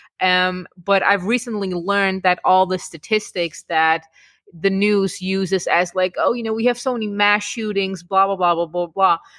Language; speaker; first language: English; non-native, fluent; Czech